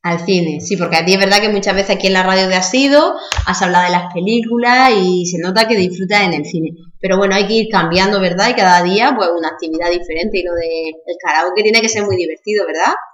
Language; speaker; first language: Spanish; native; Spanish